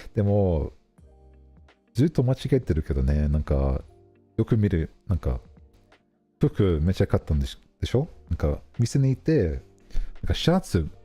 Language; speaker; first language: Japanese; non-native, learner; English